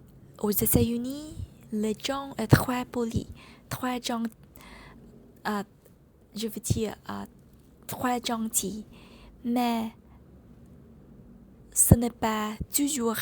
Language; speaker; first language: French; non-native, learner; Vietnamese